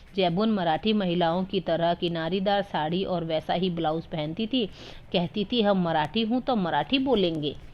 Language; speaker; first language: Hindi; native; Hindi